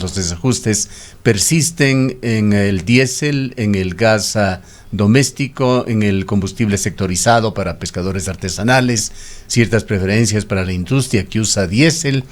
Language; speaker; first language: Spanish; native; Spanish